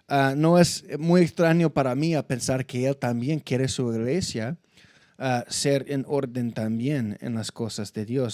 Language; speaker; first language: Spanish; non-native, fluent; English